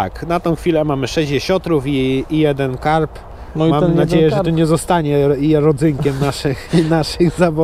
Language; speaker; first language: Polish; native; Polish